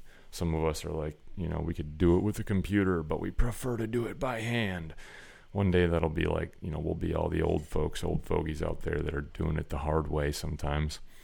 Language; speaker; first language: English; native; English